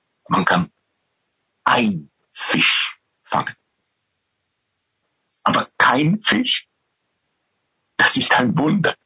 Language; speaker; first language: German; non-native, fluent; Dutch